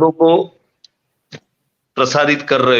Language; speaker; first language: Hindi; non-native, local second language; Gujarati